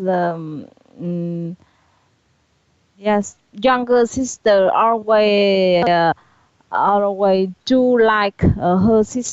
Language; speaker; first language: English; non-native, learner; Vietnamese